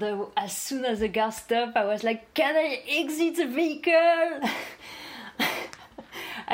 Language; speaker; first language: English; non-native, fluent; French